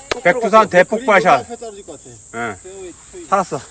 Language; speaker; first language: Korean; native; Korean